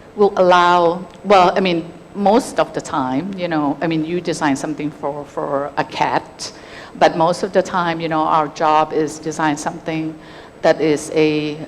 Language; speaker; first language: English; non-native, fluent; Thai